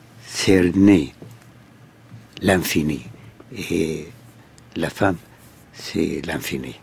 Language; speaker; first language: French; non-native, fluent; Arabic